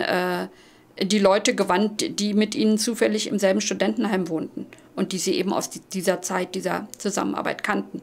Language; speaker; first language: German; native; German